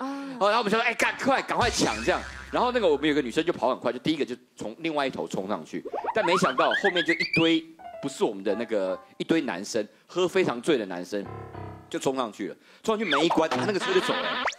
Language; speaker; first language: Chinese; native; Chinese